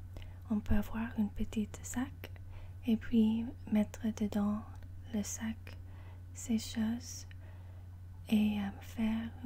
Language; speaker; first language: French; non-native, learner; English